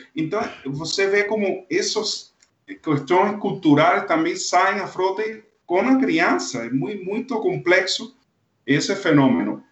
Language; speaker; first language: Portuguese; non-native, fluent; Spanish